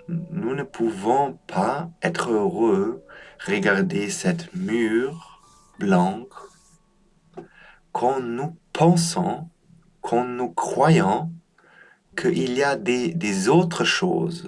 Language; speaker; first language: French; non-native, learner; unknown